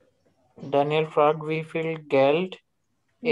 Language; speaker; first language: German; non-native, learner; Urdu